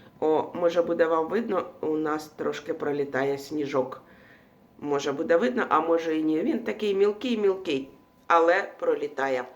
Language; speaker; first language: Ukrainian; non-native, local second language; Russian